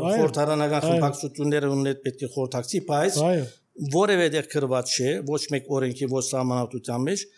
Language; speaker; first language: Armenian; early bilingual, heritage; Armenian